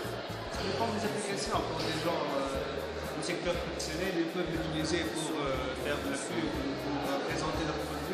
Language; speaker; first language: French; non-native, local second language; Arabic